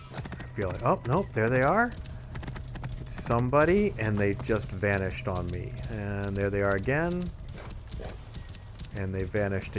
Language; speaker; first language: English; native; English